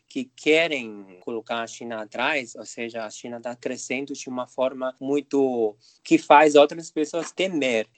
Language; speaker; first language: Portuguese; non-native, fluent; Chinese